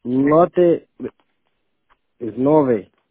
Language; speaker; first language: Spanish; non-native, learner; Portuguese